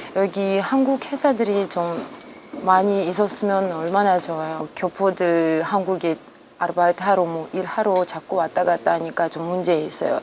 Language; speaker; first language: Korean; early bilingual, heritage; Russian